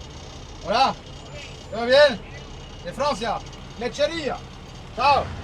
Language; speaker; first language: Spanish; non-native, learner; French